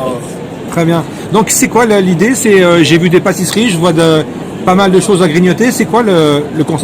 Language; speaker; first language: French; native; French